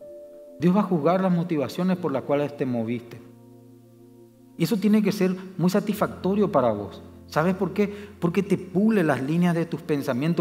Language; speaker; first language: Spanish; native; Spanish